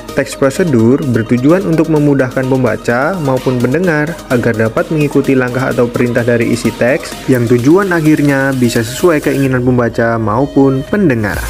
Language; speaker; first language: Indonesian; native; Indonesian